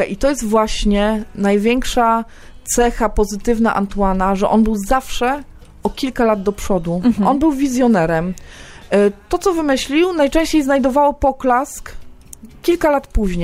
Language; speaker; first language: Polish; native; Polish